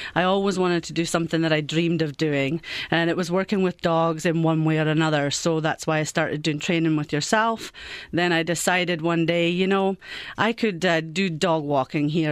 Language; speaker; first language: English; native; English